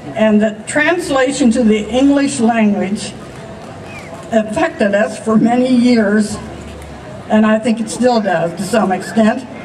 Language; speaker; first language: English; early bilingual, other home language; German